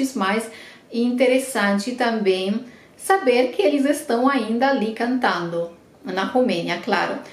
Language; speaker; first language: Portuguese; non-native, fluent; Romanian